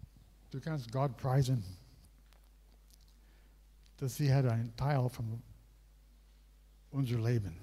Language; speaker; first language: German; non-native, learner; English